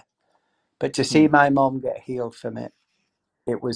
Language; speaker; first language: English; native; English